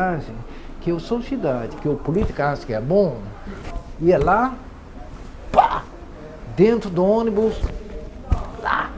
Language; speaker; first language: Portuguese; non-native, fluent; Dutch